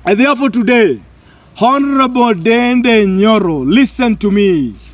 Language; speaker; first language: English; non-native, local second language; Kikuyu